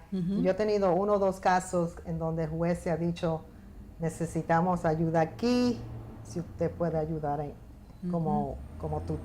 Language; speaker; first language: Spanish; early bilingual, heritage; Spanish